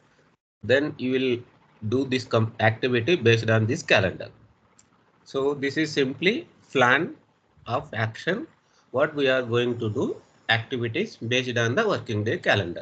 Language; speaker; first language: English; non-native, local second language; Telugu